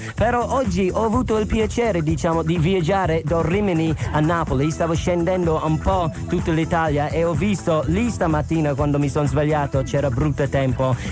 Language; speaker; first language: Italian; non-native, fluent; English